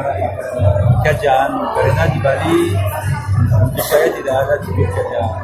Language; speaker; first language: Indonesian; non-native, fluent; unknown